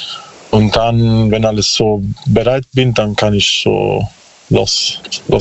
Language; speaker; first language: German; non-native, learner; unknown